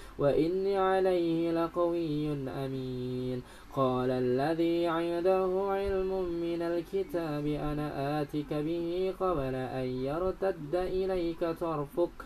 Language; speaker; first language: Arabic; non-native, learner; Indonesian